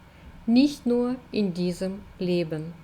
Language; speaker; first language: German; non-native, fluent; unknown